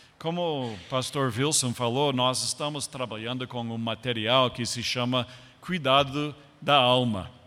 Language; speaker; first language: Portuguese; non-native, fluent; English